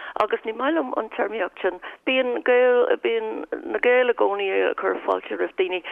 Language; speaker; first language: Irish; non-native, local second language; English